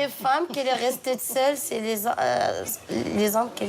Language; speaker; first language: French; non-native, learner; Arabic